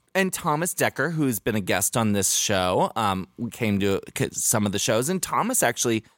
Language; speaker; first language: English; native; English